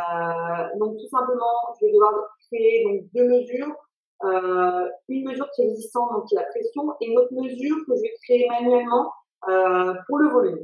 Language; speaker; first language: French; native; French